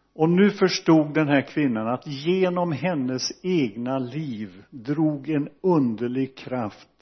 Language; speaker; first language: Swedish; native; Swedish